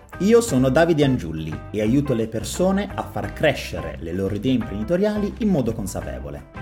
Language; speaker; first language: Italian; native; Italian